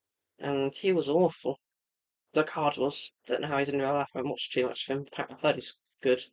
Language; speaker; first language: English; native; English